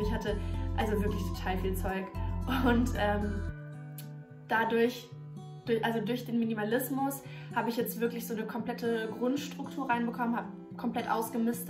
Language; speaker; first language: German; native; German